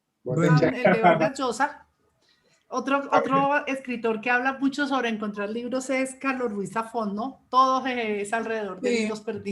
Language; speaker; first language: Spanish; native; Spanish